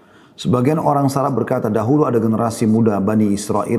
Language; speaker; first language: Indonesian; native; Indonesian